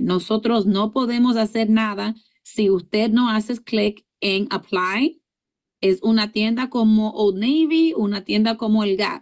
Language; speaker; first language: Spanish; early bilingual, heritage; English